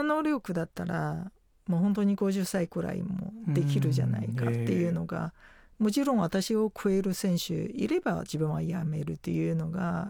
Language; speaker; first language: Japanese; non-native, fluent; Chinese